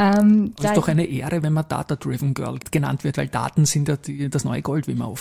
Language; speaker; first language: German; native; German